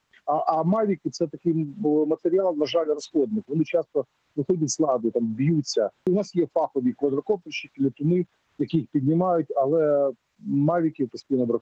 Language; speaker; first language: Ukrainian; native; Ukrainian